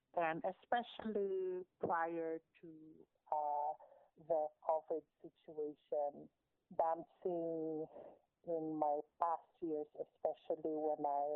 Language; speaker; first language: English; non-native, local second language; Filipino